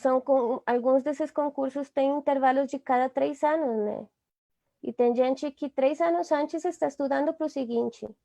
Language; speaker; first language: Portuguese; non-native, fluent; Spanish